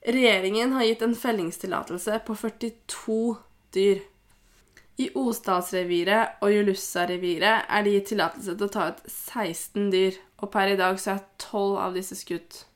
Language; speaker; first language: Norwegian; native; Norwegian